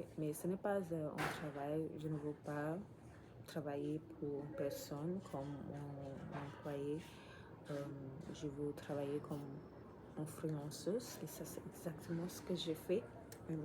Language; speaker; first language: French; non-native, learner; English